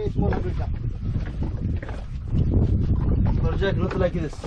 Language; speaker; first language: English; non-native, learner; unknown